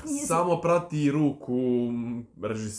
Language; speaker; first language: Serbian; native; Serbian